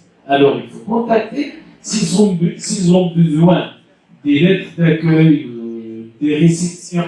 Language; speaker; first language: French; non-native, local second language; Arabic